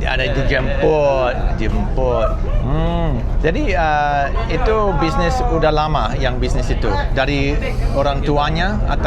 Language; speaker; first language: Indonesian; non-native, fluent; English